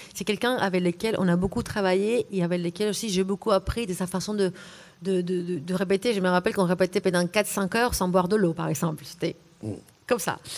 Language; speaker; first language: French; early bilingual, other home language; Spanish